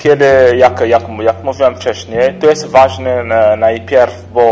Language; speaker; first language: Polish; non-native, fluent; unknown